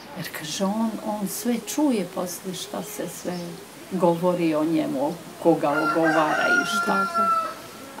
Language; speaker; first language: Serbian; non-native, local second language; Romanian